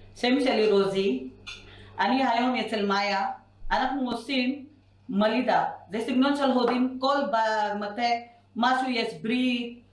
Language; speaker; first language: Hebrew; non-native, learner; Marathi